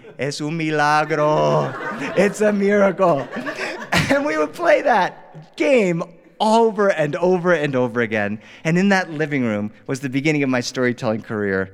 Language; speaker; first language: English; early bilingual, other home language; Spanish